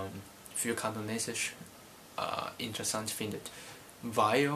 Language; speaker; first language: German; non-native, learner; Cantonese